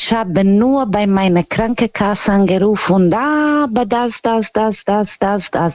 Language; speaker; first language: German; non-native, learner; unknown